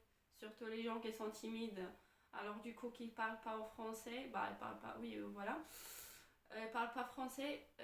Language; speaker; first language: French; non-native, fluent; Arabic